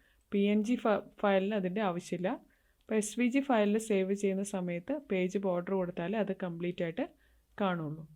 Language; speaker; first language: Malayalam; native; Malayalam